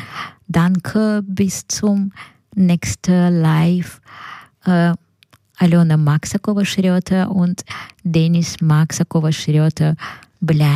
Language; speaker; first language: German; non-native, learner; Ukrainian